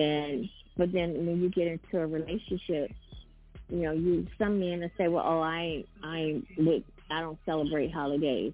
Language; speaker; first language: English; native; English